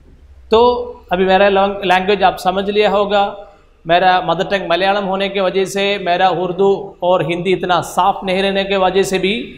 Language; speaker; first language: Hindi; non-native, local second language; Malayalam